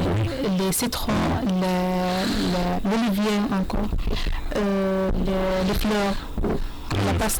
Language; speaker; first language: French; non-native, learner; Arabic